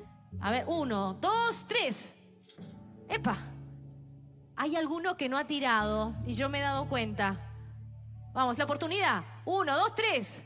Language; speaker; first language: Spanish; native; Spanish